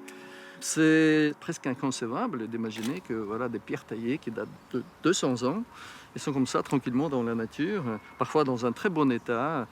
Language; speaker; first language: French; non-native, fluent; Ukrainian